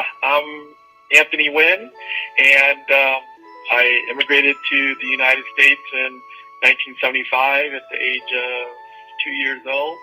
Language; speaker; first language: English; early bilingual, other home language; Vietnamese